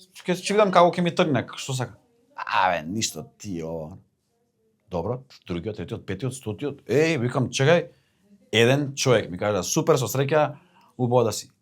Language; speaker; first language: Macedonian; native; Macedonian